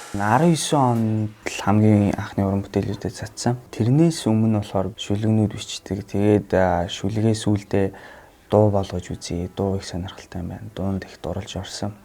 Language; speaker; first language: Mongolian; non-native, fluent; Russian